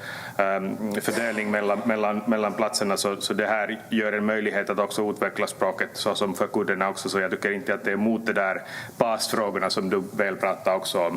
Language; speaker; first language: Swedish; native; Swedish